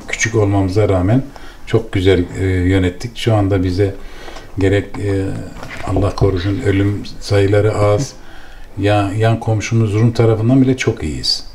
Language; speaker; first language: Turkish; native; Turkish